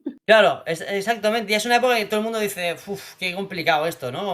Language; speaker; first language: Spanish; native; Spanish